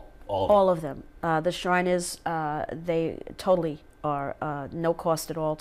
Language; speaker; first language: English; native; English